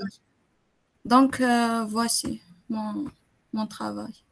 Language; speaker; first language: French; non-native, local second language; Arabic